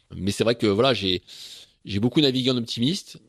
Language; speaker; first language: French; native; French